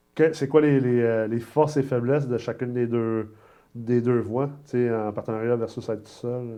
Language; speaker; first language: French; native; French